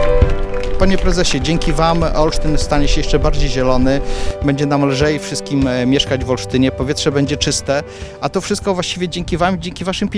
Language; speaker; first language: Polish; native; Polish